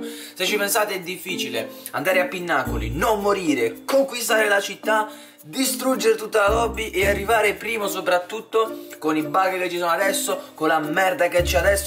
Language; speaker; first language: Italian; native; Italian